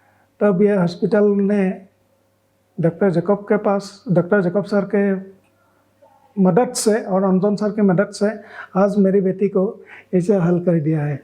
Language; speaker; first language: Hindi; non-native, local second language; Assamese